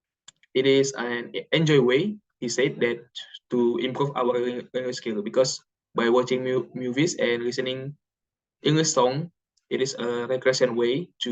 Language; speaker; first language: English; non-native, learner; Indonesian